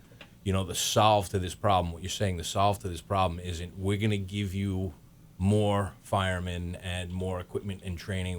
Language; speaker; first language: English; native; English